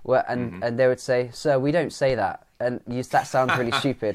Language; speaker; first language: English; native; English